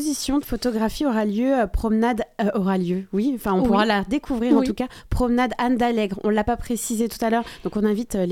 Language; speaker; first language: French; native; French